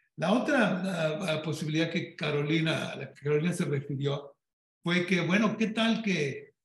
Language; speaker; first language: Spanish; native; Spanish